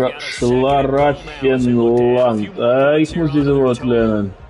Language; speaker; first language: German; non-native, learner; Russian